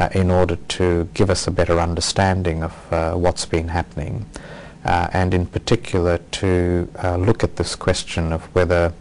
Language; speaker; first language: English; native; English